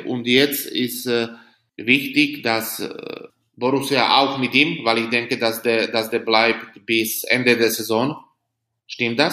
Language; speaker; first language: German; non-native, learner; Slovak